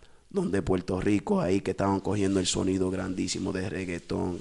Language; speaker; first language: Spanish; early bilingual, other home language; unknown